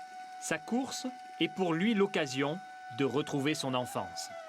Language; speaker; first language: French; native; French